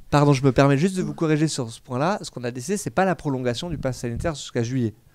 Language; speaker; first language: French; native; French